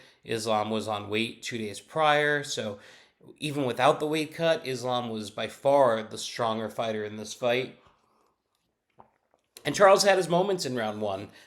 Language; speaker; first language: English; native; English